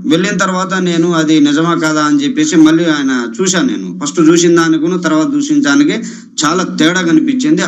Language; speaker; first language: Telugu; non-native, local second language; Lambadi